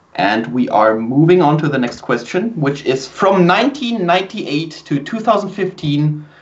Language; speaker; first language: English; non-native, fluent; German